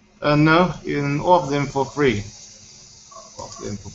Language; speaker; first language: English; non-native, fluent; Chinese